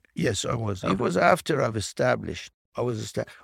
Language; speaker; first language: English; non-native, fluent; Persian